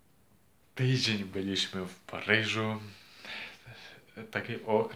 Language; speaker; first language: Polish; non-native, fluent; Ukrainian